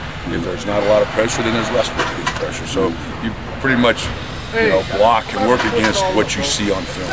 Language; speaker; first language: English; native; English